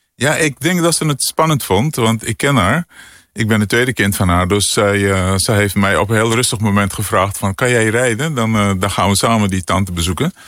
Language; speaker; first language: Dutch; native; Dutch